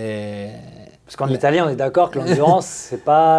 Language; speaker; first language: French; native; French